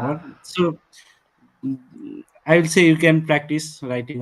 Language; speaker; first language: English; non-native, fluent; Nepali